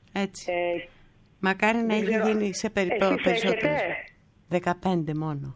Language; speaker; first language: Greek; native; Greek